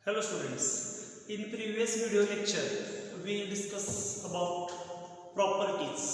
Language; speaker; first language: English; non-native, local second language; Marathi